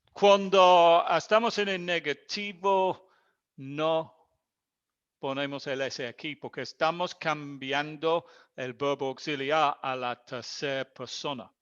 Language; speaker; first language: Spanish; non-native, fluent; English